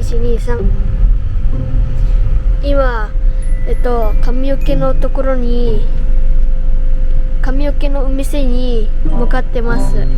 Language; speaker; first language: Japanese; non-native, learner; Filipino